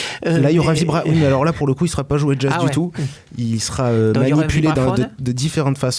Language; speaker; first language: French; native; French